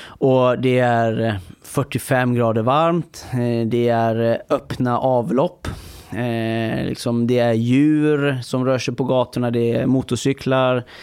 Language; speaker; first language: Swedish; early bilingual, other home language; Persian